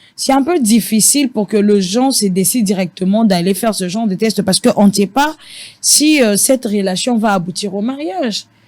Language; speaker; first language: French; non-native, local second language; Lingala